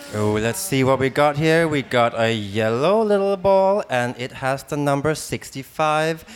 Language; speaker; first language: English; non-native, fluent; Danish